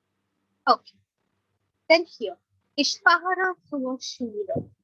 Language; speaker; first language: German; non-native, fluent; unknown